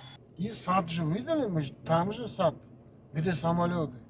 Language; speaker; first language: Russian; non-native, local second language; Uzbek